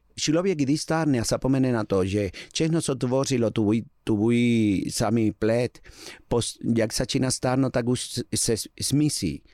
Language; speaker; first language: Czech; non-native, learner; Spanish